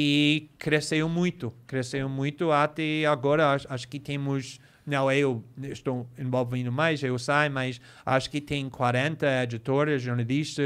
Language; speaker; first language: Portuguese; non-native, fluent; English